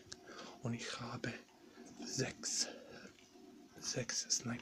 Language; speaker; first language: German; non-native, learner; Bosnian